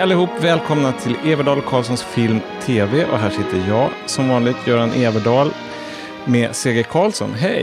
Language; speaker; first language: Swedish; native; Swedish